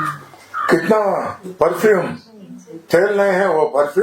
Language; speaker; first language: Hindi; non-native, learner; Nepali